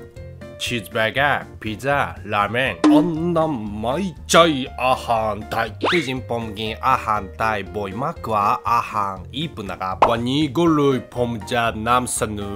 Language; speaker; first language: Thai; non-native, learner; Japanese